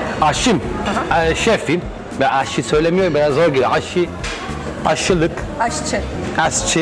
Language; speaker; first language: Turkish; non-native, learner; Italian